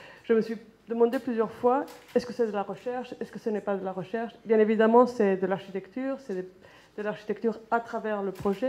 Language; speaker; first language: French; non-native, fluent; Spanish